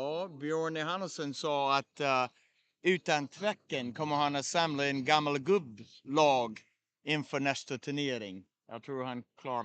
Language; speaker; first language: Swedish; native; Swedish